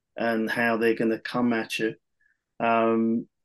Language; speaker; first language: English; native; English